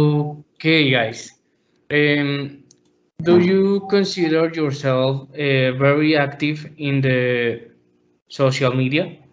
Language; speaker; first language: English; non-native, learner; Spanish